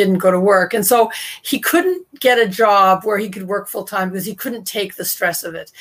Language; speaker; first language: English; native; English